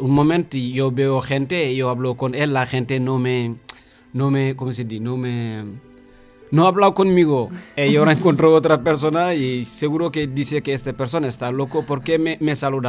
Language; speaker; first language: Spanish; non-native, learner; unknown